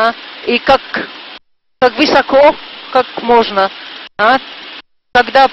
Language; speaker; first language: Russian; non-native, learner; French